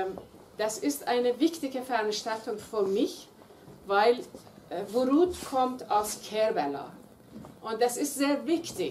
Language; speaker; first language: German; non-native, fluent; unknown